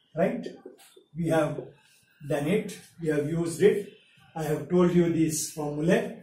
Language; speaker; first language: English; non-native, local second language; Kannada